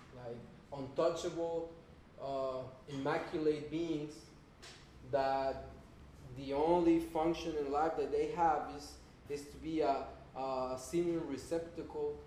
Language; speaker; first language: English; non-native, fluent; Spanish